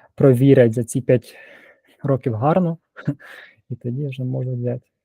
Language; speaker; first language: Ukrainian; native; Ukrainian